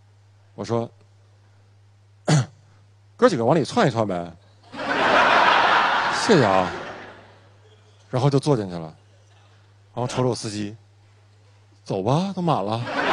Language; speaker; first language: Chinese; native; Chinese